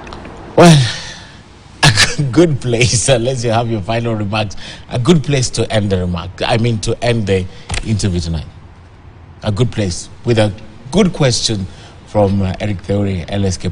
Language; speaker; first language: English; non-native, local second language; Swahili